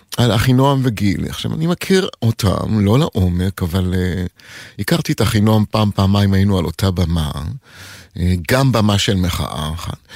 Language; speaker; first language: Hebrew; native; Hebrew